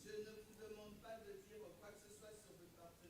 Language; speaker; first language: French; native; French